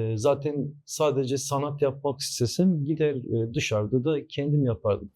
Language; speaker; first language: Turkish; non-native, local second language; Kurdish